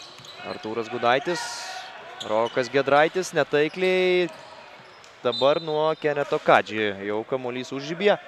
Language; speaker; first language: Lithuanian; native; Lithuanian